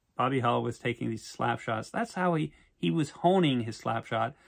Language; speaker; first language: English; native; English